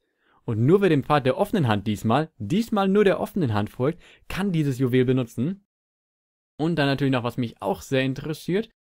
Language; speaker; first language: German; native; German